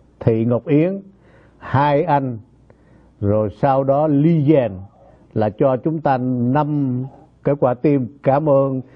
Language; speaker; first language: Vietnamese; native; Vietnamese